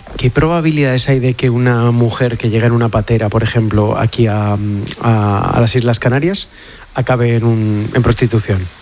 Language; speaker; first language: Spanish; native; Spanish